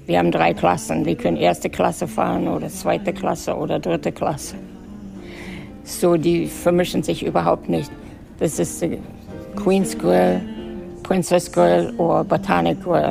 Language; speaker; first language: German; native; German